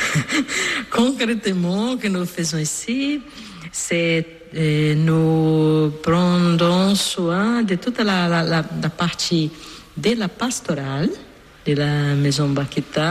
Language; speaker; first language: French; non-native, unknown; Portuguese